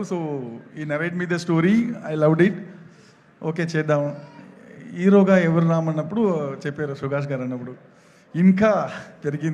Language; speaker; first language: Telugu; non-native, learner; Tamil